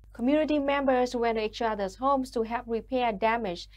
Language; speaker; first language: English; non-native, fluent; Vietnamese